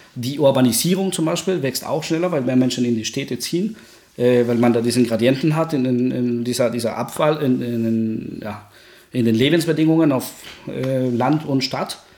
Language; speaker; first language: German; non-native, fluent; Spanish